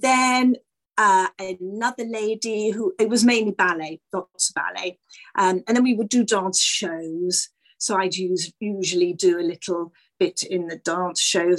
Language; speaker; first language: English; native; English